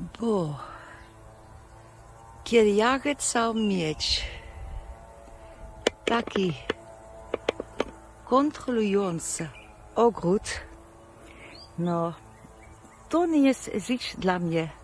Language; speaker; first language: Polish; non-native, learner; Dutch